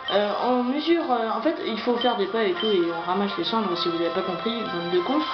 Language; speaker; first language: French; native; French